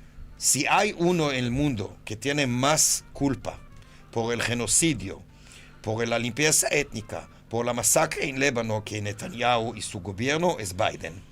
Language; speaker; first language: Spanish; non-native, fluent; Hebrew